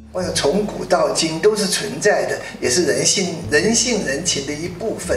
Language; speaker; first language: Chinese; native; Chinese